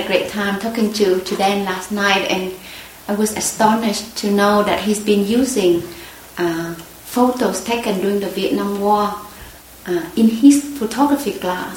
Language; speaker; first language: English; non-native, fluent; Vietnamese